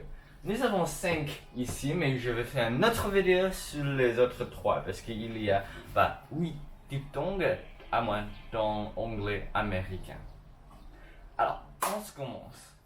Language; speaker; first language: French; non-native, learner; Chinese